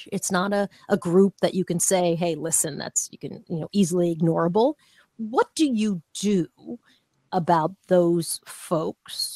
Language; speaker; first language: English; native; English